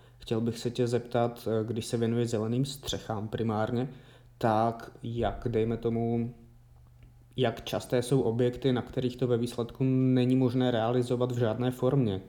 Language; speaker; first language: Czech; native; Czech